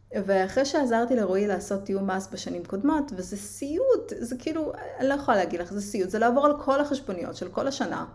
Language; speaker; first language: Hebrew; native; Hebrew